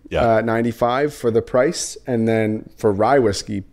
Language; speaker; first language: English; native; English